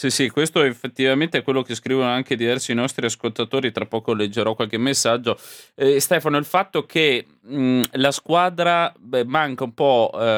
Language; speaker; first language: Italian; native; Italian